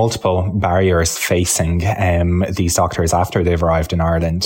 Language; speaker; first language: English; non-native, local second language; Lithuanian